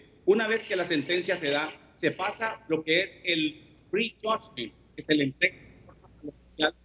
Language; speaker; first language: Spanish; native; Spanish